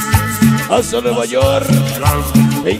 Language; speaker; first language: Spanish; native; Spanish